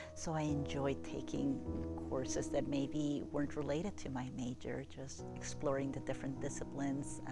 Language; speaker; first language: English; non-native, fluent; Spanish